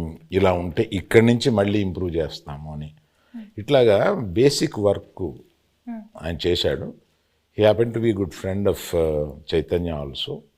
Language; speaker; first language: Telugu; native; Telugu